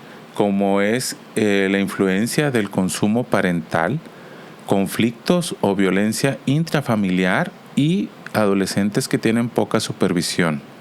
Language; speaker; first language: Spanish; native; Spanish